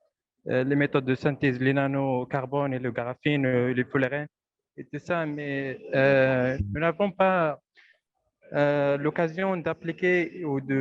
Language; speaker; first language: French; non-native, local second language; Arabic